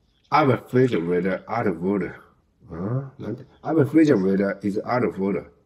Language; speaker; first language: English; non-native, learner; Japanese